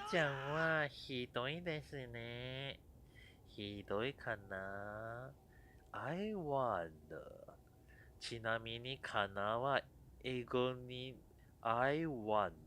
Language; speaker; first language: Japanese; non-native, fluent; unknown